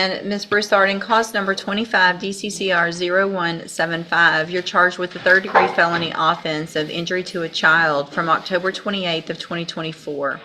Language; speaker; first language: English; native; English